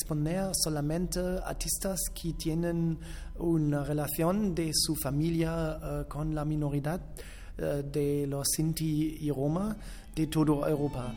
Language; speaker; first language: Spanish; non-native, fluent; German